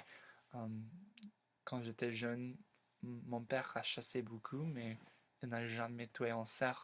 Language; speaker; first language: French; non-native, learner; English